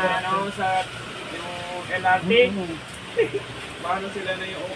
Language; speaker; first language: Filipino; non-native, learner; Punjabi